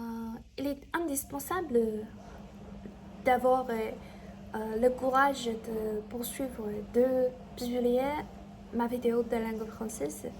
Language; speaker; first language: French; non-native, learner; Chinese